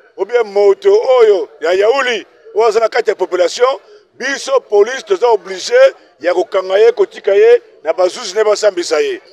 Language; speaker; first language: Lingala; non-native, local second language; Kongo